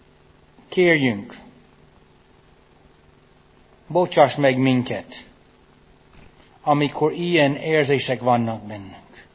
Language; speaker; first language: Hungarian; non-native, fluent; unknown